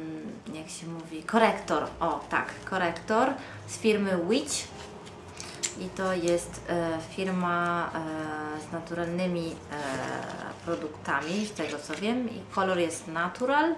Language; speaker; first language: Polish; non-native, fluent; Italian